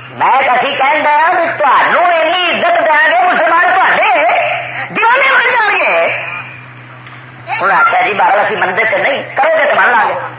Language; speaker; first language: Urdu; non-native, local second language; Punjabi